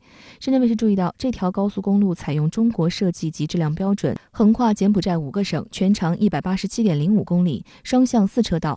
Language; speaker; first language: Chinese; native; Chinese